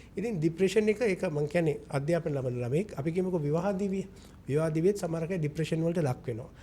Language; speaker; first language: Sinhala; non-native, local second language; Malay